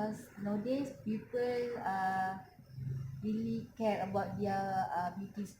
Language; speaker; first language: English; non-native, local second language; Malay